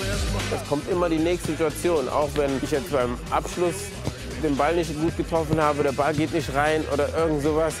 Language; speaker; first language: German; native; German